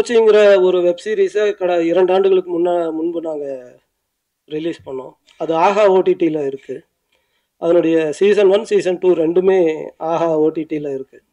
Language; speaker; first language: Tamil; native; Tamil